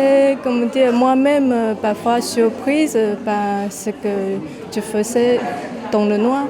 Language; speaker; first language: French; non-native, fluent; Chinese